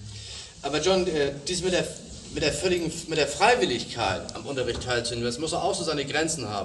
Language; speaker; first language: German; native; German